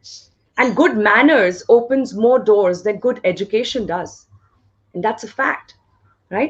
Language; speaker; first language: English; non-native, local second language; Hindi